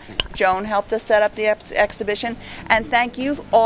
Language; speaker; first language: English; native; English